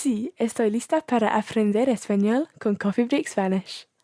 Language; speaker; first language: Spanish; non-native, learner; English